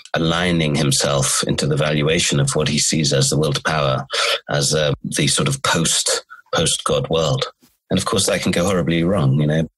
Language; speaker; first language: English; native; English